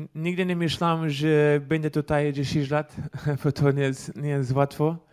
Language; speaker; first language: Polish; non-native, learner; Portuguese